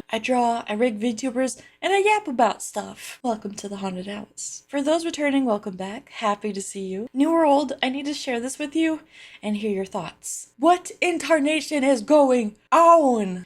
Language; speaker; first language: English; native; English